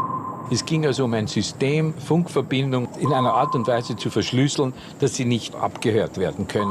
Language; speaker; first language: German; native; German